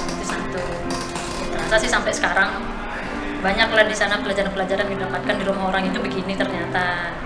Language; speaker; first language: Indonesian; non-native, local second language; Batak Toba